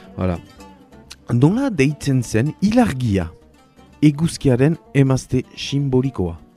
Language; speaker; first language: Basque; native; Basque